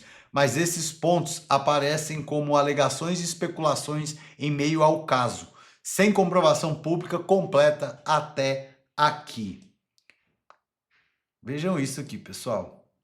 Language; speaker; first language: Portuguese; native; Portuguese